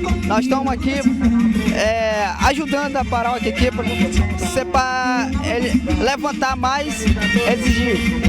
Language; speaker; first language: Portuguese; non-native, local second language; Ticuna